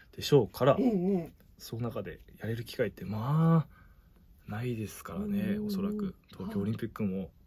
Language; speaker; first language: Japanese; native; Japanese